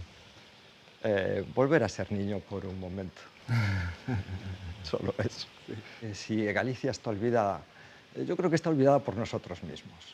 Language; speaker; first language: Spanish; native; Spanish